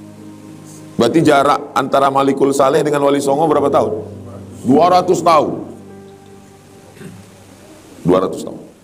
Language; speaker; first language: Indonesian; native; Indonesian